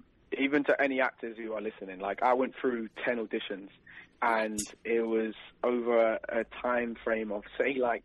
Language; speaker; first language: English; native; English